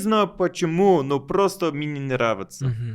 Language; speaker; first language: Russian; non-native, learner; English